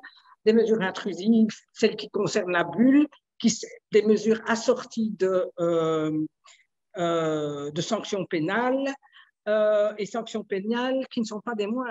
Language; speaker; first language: French; native; French